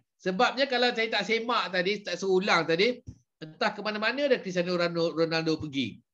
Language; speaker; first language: Malay; native; Malay